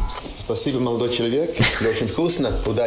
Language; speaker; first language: Russian; non-native, learner; English